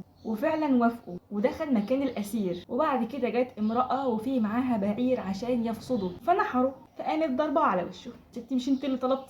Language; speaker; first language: Arabic; native; Arabic